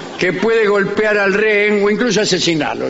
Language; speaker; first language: Spanish; native; Spanish